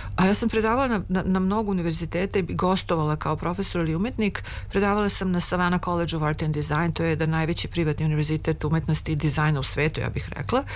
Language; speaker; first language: Serbian; native; Serbian